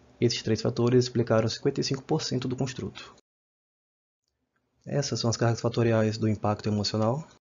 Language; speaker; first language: Portuguese; native; Portuguese